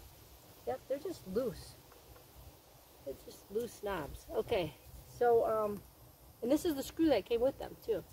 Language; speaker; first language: English; native; English